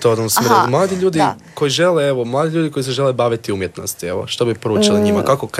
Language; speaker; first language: Serbian; native; Serbian